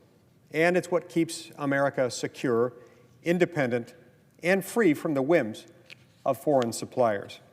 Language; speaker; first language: English; native; English